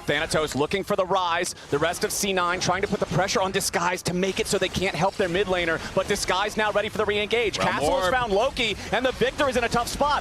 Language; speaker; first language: English; native; English